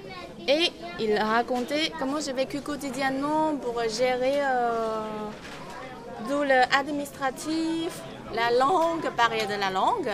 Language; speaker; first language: French; non-native, learner; Chinese